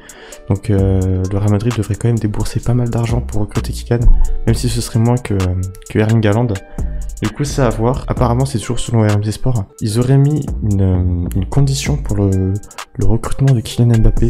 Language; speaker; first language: French; native; French